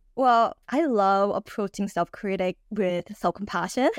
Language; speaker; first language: English; native; English